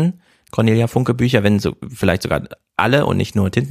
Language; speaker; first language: German; native; German